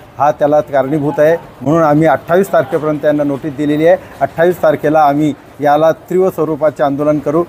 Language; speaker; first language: Marathi; non-native, local second language; Urdu